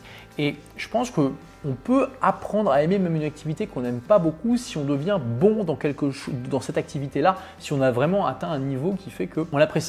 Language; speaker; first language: French; native; French